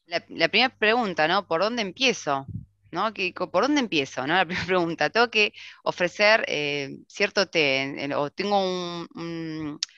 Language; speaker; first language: Spanish; native; Spanish